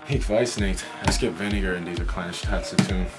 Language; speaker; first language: German; non-native, learner; English